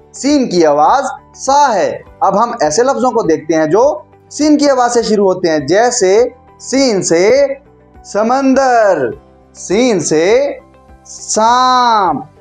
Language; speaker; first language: Urdu; native; Urdu